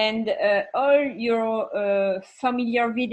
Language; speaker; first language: English; non-native, learner; French